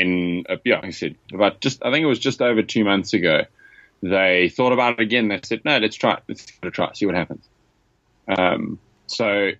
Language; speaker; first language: English; native; English